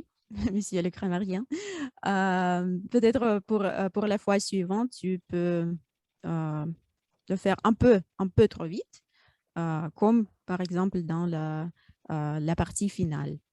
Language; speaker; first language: French; non-native, fluent; Russian